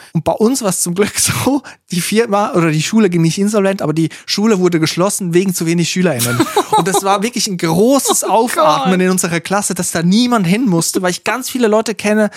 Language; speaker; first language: German; native; German